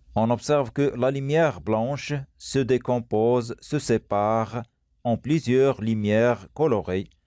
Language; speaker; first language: French; non-native, local second language; Arabic